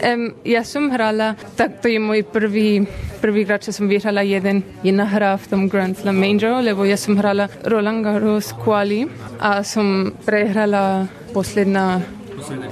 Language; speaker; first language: Slovak; early bilingual, heritage; Slovak